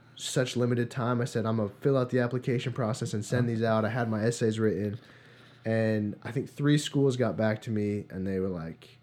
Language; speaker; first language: English; native; English